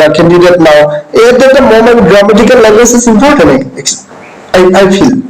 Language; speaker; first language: English; non-native, learner; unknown